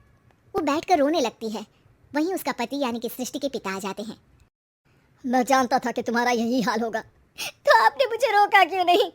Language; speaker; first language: Hindi; native; Hindi